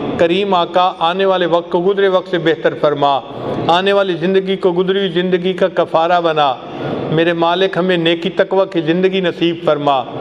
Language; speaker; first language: Urdu; non-native, local second language; Punjabi